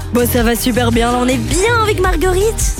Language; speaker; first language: French; native; French